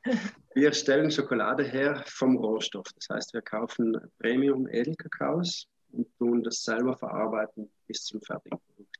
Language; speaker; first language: German; native; German